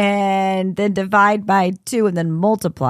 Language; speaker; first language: English; native; English